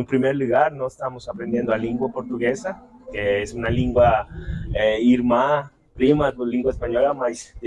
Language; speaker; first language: Portuguese; non-native, learner; Spanish